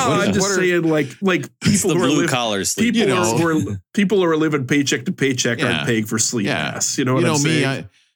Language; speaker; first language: English; native; English